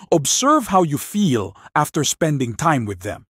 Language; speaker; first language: English; non-native, local second language; Filipino